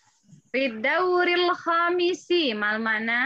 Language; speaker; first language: Arabic; non-native, fluent; Indonesian